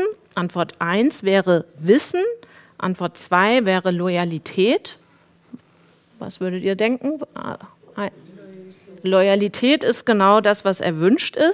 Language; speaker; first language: German; native; German